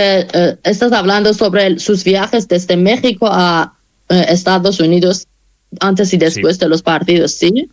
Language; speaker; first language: Spanish; non-native, fluent; Persian